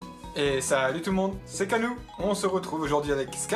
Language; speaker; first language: French; native; French